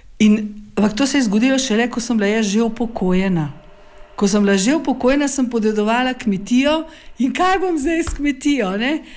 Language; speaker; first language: Slovenian; native; Slovenian